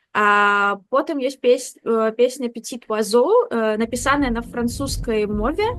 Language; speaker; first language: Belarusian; non-native, local second language; Russian